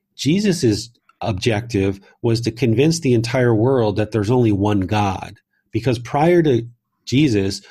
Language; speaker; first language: English; native; English